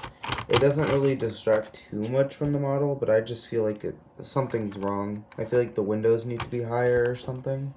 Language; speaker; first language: English; native; English